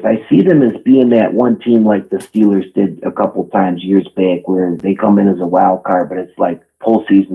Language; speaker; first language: English; native; English